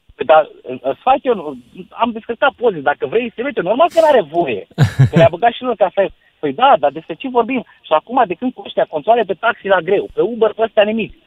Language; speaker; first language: Romanian; native; Romanian